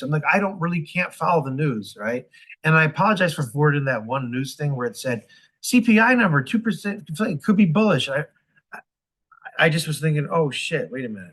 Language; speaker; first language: English; native; English